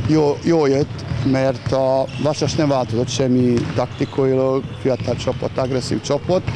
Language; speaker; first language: Hungarian; non-native, learner; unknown